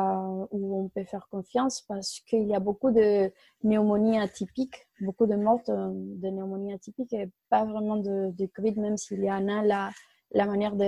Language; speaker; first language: French; non-native, fluent; Spanish